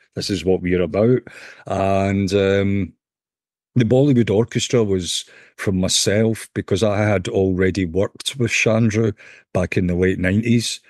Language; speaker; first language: English; native; English